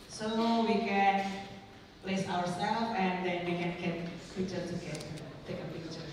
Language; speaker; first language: English; non-native, learner; Indonesian